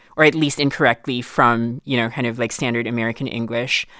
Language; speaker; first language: English; non-native, local second language; Filipino